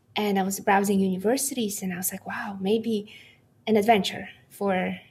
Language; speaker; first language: English; non-native, fluent; Polish